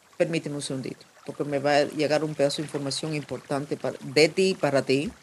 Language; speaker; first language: Spanish; non-native, fluent; English